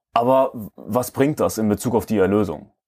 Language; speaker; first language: German; non-native, fluent; English